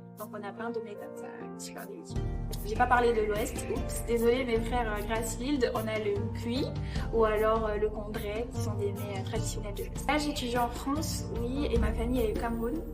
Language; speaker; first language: French; native; French